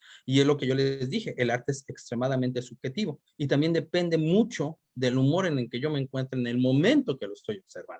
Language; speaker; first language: Spanish; native; Spanish